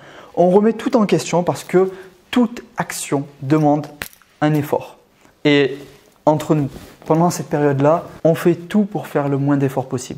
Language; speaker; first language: French; native; French